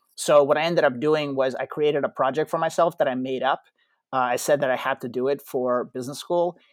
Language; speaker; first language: English; early bilingual, other home language; Russian